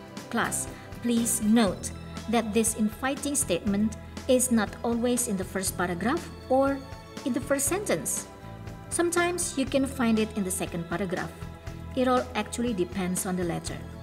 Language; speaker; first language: English; non-native, fluent; Indonesian